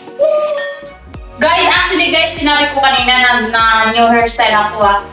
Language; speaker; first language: Filipino; non-native, local second language; Cebuano